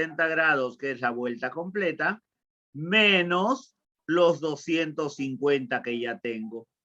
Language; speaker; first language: Spanish; native; Spanish